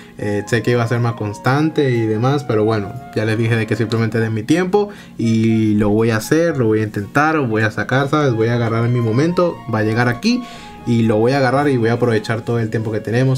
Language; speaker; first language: Spanish; native; Spanish